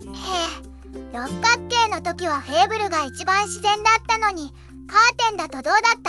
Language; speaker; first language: Japanese; native; Japanese